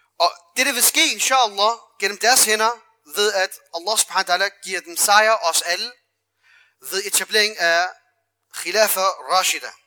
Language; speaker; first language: Danish; early bilingual, other home language; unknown